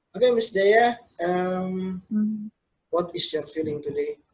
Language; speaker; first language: English; non-native, learner; Indonesian